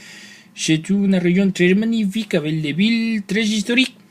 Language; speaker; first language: French; non-native, learner; Spanish